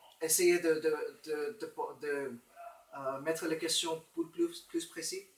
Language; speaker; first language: French; non-native, fluent; Romanian